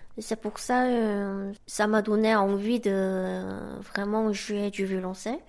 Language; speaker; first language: French; non-native, fluent; Korean